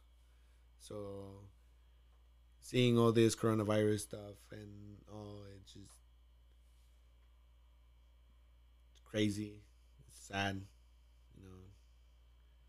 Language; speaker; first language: English; non-native, fluent; Spanish